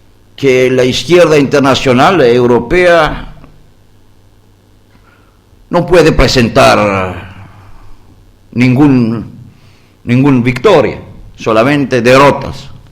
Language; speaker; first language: Spanish; non-native, learner; Greek